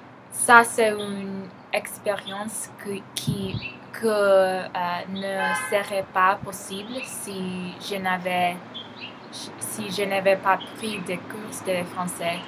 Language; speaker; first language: French; non-native, learner; Spanish